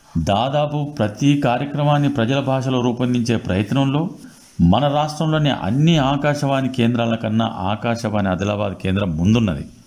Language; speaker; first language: Telugu; native; Telugu